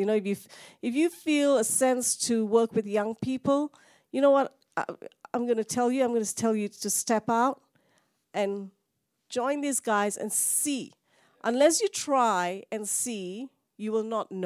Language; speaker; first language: English; non-native, local second language; Tamil